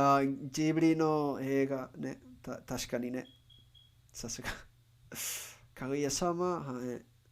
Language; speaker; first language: Japanese; non-native, learner; English